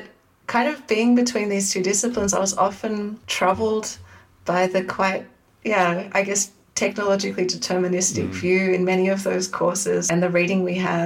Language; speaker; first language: English; native; English